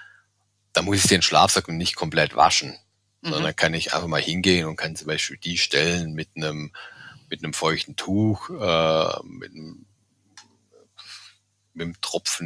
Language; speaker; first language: German; native; German